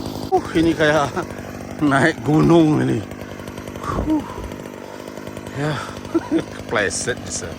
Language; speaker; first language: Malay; non-native, local second language; Balinese